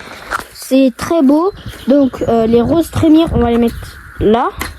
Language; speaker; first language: French; native; French